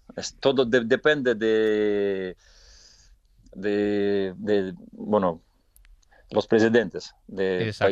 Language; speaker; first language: Spanish; non-native, fluent; Russian